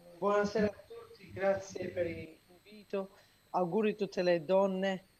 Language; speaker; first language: Italian; non-native, fluent; Georgian